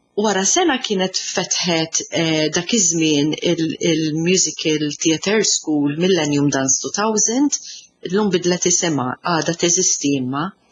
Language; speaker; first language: Maltese; early bilingual, other home language; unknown